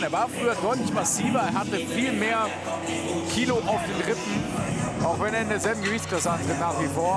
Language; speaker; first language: German; native; German